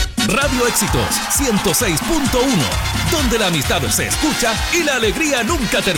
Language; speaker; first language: Spanish; native; Spanish